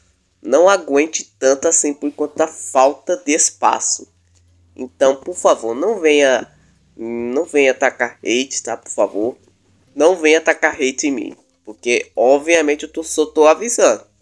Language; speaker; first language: Portuguese; native; Portuguese